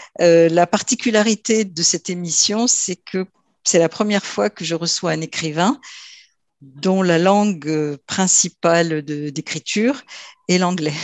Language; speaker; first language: French; native; French